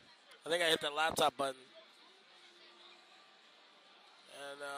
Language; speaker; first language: English; native; English